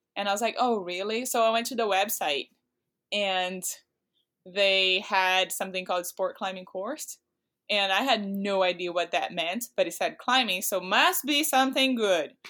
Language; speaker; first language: English; non-native, fluent; Portuguese